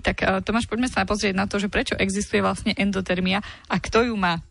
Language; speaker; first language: Slovak; native; Slovak